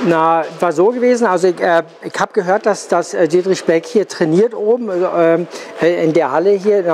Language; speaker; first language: German; native; German